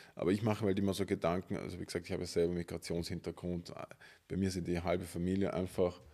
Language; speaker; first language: German; native; German